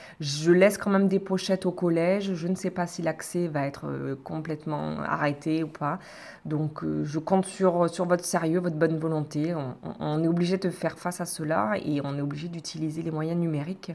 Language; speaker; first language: French; native; French